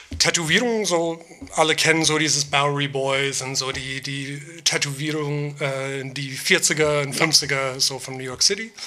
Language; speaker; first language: German; non-native, fluent; English